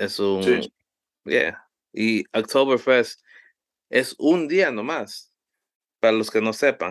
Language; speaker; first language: Spanish; early bilingual, heritage; Spanish